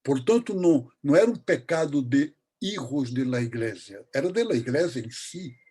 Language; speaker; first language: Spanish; non-native, learner; Portuguese